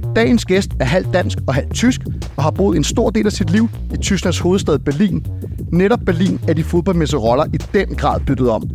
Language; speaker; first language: Danish; native; Danish